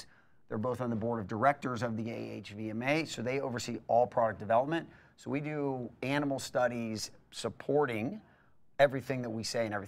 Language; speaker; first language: English; native; English